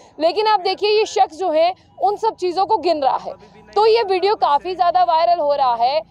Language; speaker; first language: Hindi; native; Hindi